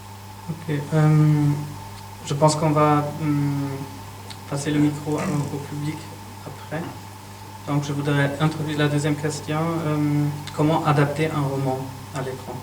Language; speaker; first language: French; non-native, fluent; German